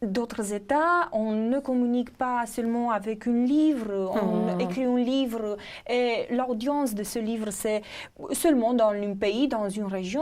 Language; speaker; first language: French; non-native, fluent; Romanian